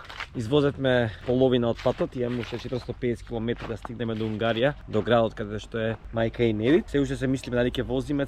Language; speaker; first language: Macedonian; native; Macedonian